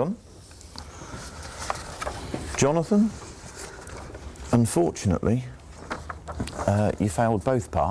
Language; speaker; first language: English; native; English